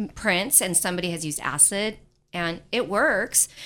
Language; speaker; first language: English; native; English